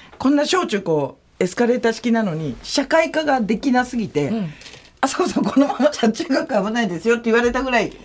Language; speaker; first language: Japanese; native; Japanese